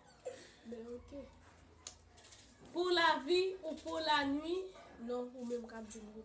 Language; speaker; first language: French; non-native, learner; Haitian Creole